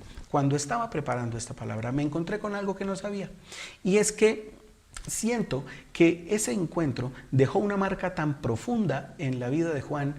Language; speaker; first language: Spanish; native; Spanish